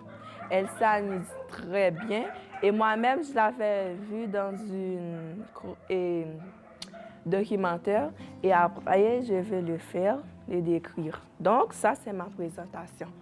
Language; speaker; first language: French; non-native, local second language; Haitian Creole